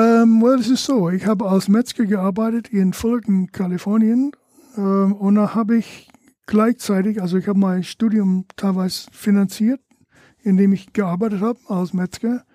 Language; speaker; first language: German; non-native, fluent; English